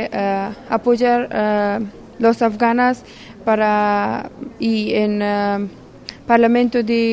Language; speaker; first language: Spanish; non-native, learner; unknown